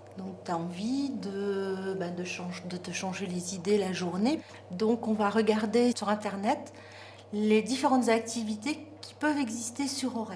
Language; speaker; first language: French; native; French